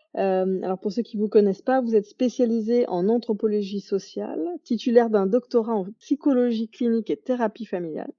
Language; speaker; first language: French; native; French